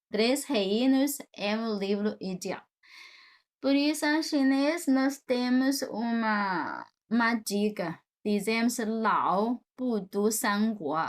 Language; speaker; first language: Portuguese; non-native, fluent; Chinese